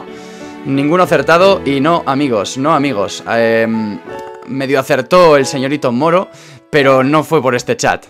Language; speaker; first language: Spanish; native; Spanish